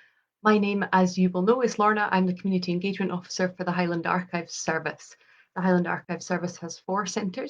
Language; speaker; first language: English; native; English